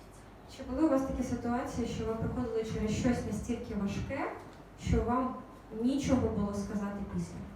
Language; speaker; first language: Ukrainian; native; Ukrainian